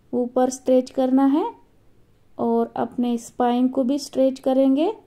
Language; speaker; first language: Hindi; non-native, local second language; Marathi